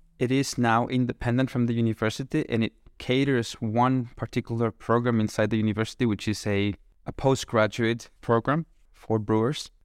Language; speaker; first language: English; non-native, fluent; Spanish